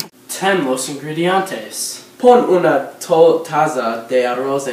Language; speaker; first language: Spanish; non-native, learner; English